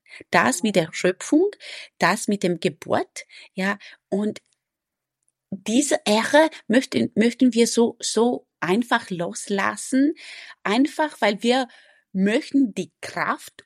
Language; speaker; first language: German; non-native, fluent; Romanian